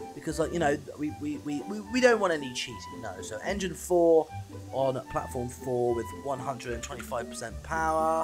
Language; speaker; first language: English; native; English